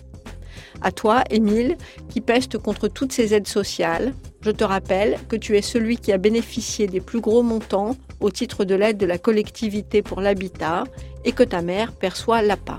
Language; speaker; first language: French; native; French